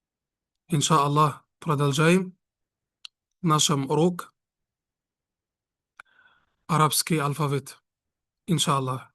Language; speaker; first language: Russian; non-native, fluent; Arabic